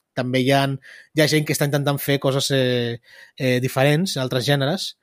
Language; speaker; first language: Catalan; early bilingual, other home language; Spanish